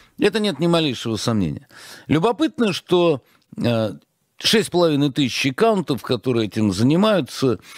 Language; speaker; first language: Russian; native; Russian